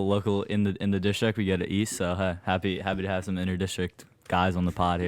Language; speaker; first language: English; native; English